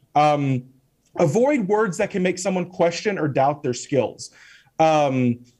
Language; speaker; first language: English; native; English